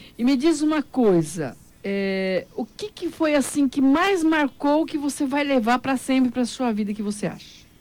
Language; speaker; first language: Portuguese; native; Portuguese